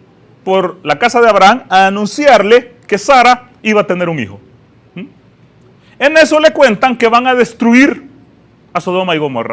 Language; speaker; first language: Spanish; native; Spanish